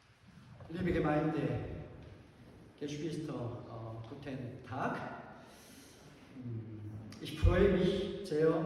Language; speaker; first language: German; non-native, learner; Korean